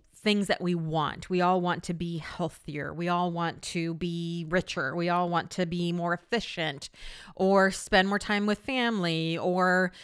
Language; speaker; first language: English; native; English